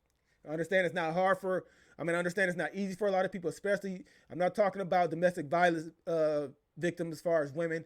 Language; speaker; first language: English; native; English